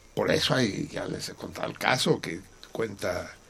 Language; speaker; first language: Spanish; native; Spanish